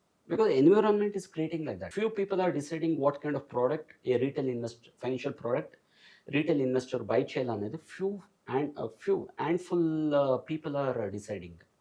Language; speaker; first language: English; non-native, local second language; Kannada